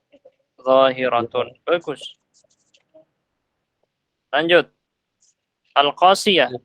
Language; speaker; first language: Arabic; non-native, fluent; Indonesian